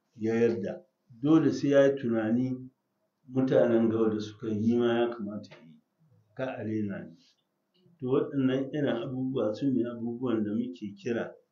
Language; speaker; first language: Hausa; native; Hausa